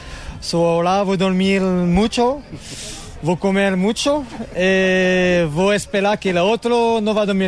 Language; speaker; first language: Spanish; non-native, learner; French